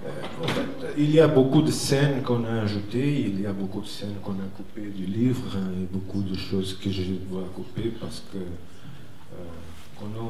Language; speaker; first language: French; non-native, fluent; Portuguese